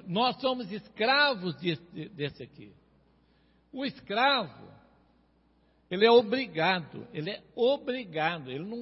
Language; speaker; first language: Portuguese; native; Portuguese